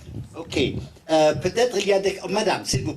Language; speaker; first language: French; non-native, learner; English